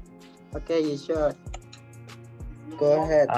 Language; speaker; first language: English; non-native, learner; Indonesian